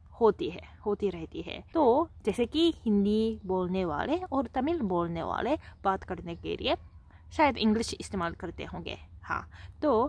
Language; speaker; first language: Hindi; non-native, fluent; Japanese